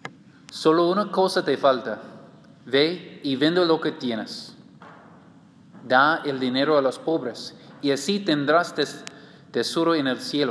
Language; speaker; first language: Spanish; non-native, learner; English